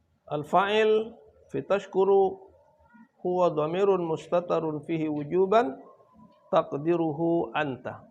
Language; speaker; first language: Arabic; non-native, fluent; Indonesian